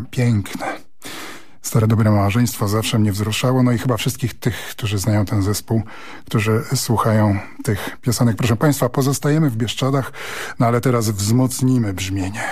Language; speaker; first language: Polish; native; Polish